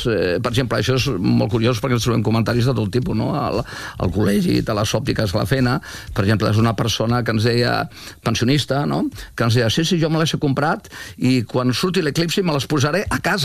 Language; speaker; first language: Catalan; native; Catalan